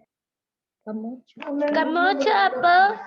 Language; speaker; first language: French; non-native, learner; Hindi